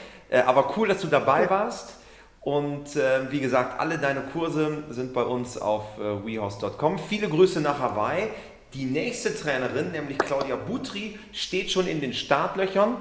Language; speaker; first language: German; native; German